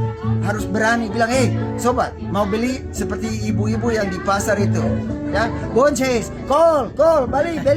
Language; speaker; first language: Indonesian; non-native, local second language; English